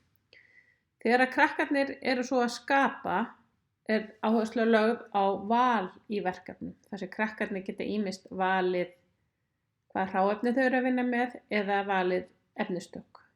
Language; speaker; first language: Icelandic; native; Icelandic